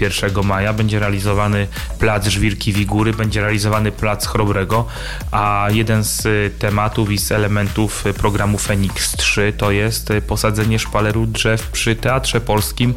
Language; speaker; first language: Polish; native; Polish